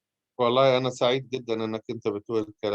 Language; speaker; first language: Arabic; native; Arabic